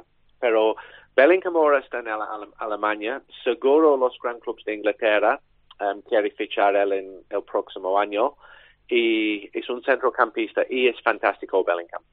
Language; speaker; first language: Spanish; non-native, learner; English